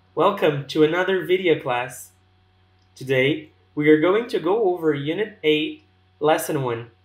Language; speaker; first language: English; non-native, fluent; Portuguese